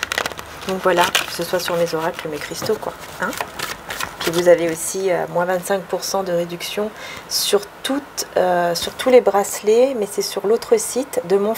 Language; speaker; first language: French; native; French